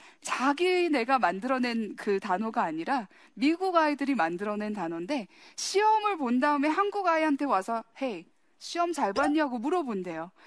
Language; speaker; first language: Korean; early bilingual, heritage; Korean